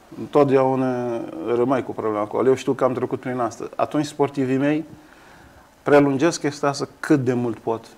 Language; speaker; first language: Romanian; non-native, fluent; Kabuverdianu